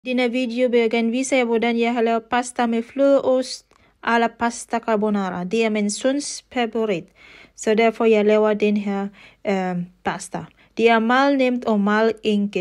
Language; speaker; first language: Danish; non-native, fluent; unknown